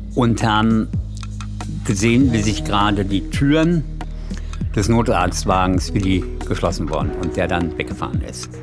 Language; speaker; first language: German; native; German